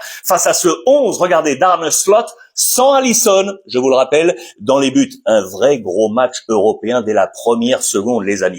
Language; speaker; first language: French; native; French